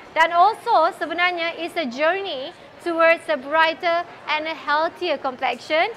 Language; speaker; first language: English; non-native, local second language; Malay